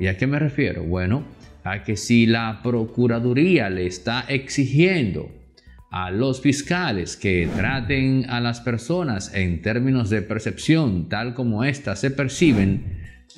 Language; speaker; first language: Spanish; native; Spanish